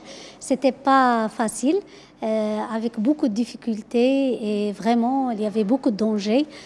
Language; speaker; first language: French; non-native, local second language; Arabic